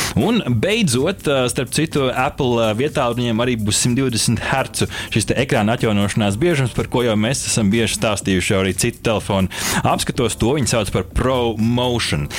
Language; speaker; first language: Latvian; native; Latvian